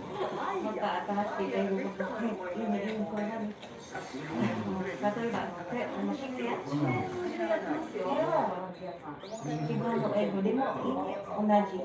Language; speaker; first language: Japanese; non-native, learner; Filipino